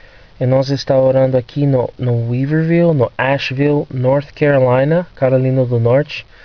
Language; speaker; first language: Portuguese; non-native, fluent; English